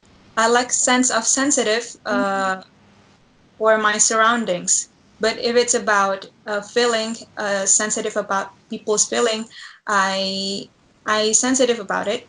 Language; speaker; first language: English; non-native, learner; Indonesian